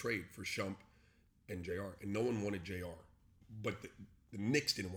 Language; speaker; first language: English; native; English